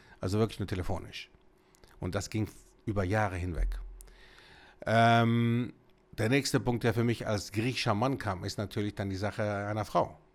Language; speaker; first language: German; early bilingual, other home language; Greek